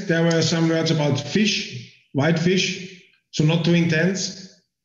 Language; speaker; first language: English; non-native, fluent; German